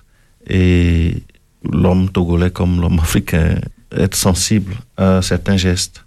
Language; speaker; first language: French; non-native, local second language; Ewe